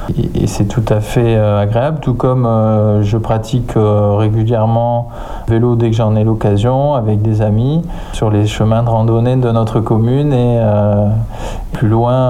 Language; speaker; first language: French; native; French